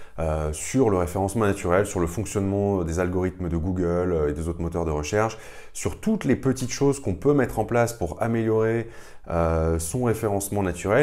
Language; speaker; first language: French; native; French